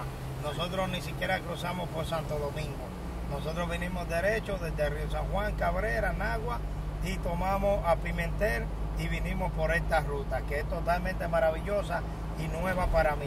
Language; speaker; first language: Spanish; native; Spanish